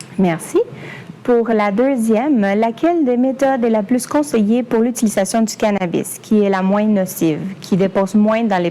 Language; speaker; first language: French; native; French